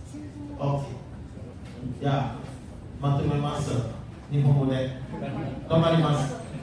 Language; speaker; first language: Japanese; non-native, learner; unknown